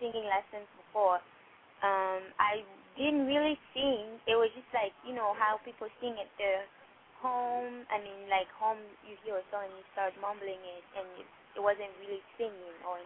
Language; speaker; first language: English; non-native, fluent; French